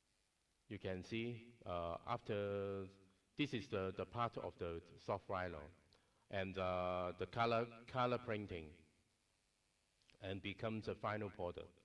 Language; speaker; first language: English; non-native, learner; Cantonese